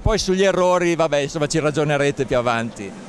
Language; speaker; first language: Italian; native; Italian